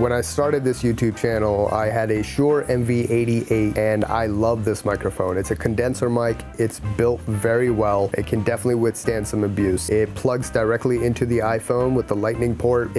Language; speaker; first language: English; native; English